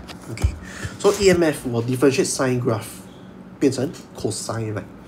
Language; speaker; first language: English; non-native, local second language; Chinese